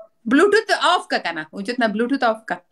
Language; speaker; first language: Hindi; non-native, local second language; Pashto